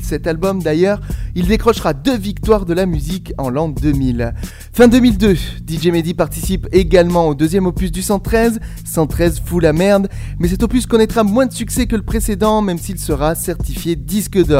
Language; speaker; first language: French; native; French